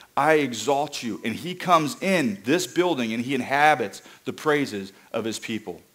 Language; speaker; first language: English; native; English